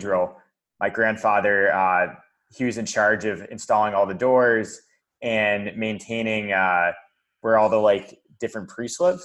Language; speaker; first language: English; native; English